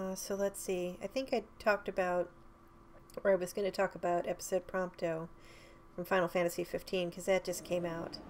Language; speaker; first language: English; native; English